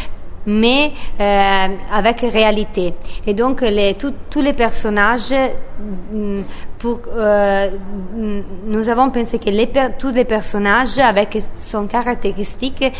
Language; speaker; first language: French; non-native, learner; Italian